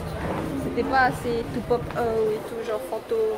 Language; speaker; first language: French; native; French